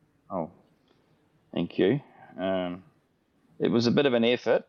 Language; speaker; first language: English; native; English